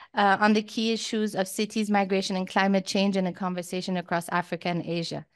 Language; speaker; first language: English; early bilingual, other home language; Persian